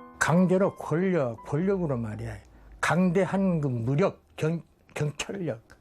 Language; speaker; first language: Korean; early bilingual, heritage; Korean